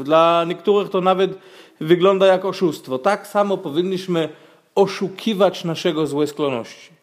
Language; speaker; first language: Polish; non-native, fluent; Hebrew